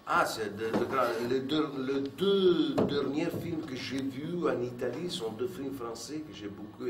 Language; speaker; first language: French; non-native, fluent; Italian